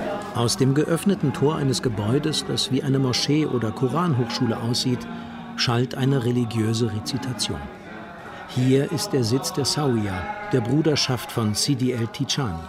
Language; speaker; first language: German; native; German